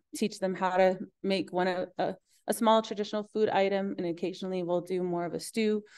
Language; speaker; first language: English; native; English